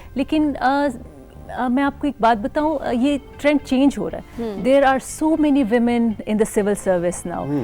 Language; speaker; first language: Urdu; non-native, local second language; Khowar